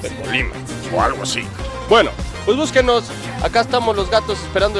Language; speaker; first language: Spanish; native; Spanish